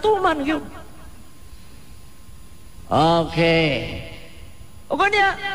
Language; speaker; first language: Cebuano; native; Cebuano